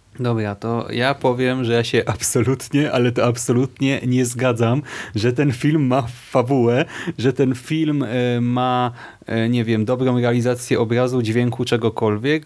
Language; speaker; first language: Polish; native; Polish